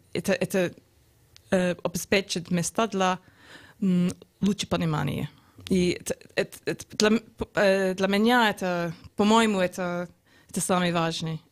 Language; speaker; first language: Russian; non-native, learner; English